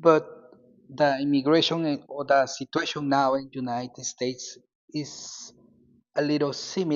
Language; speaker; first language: English; non-native, learner; Spanish